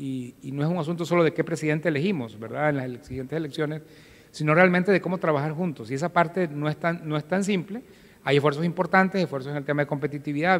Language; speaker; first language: Spanish; native; Spanish